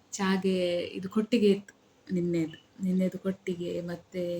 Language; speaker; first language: Kannada; non-native, local second language; Konkani